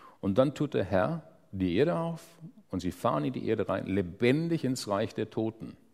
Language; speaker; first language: German; native; German